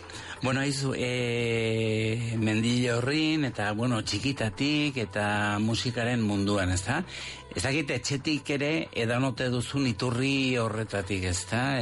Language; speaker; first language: Basque; native; Basque